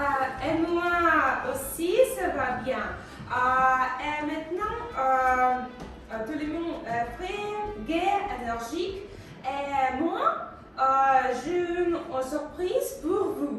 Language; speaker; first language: French; non-native, fluent; Russian